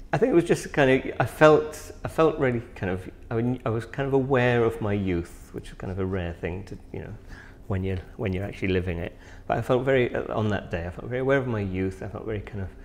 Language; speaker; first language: English; native; English